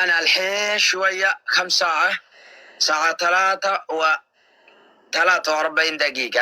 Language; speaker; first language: Arabic; non-native, learner; Oromo